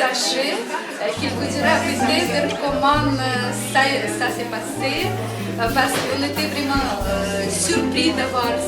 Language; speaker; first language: French; non-native, fluent; Russian